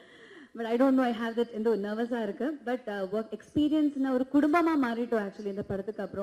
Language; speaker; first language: Tamil; non-native, fluent; Malayalam